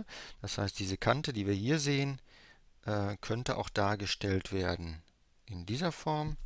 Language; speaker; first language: German; native; German